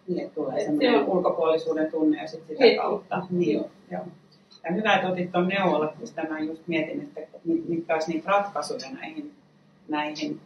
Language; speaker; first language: Finnish; native; Finnish